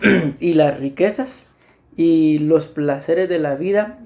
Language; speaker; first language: Spanish; native; Spanish